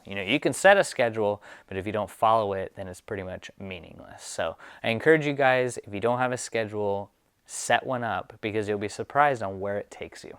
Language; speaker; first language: English; native; English